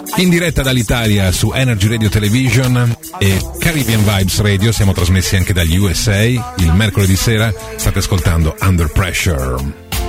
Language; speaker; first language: Italian; native; Italian